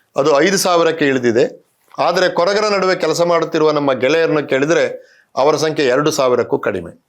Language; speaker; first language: Kannada; non-native, local second language; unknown